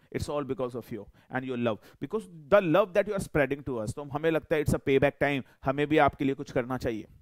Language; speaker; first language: Hindi; native; Hindi